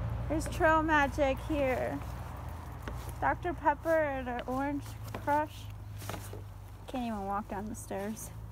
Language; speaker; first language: English; early bilingual, other home language; Spanish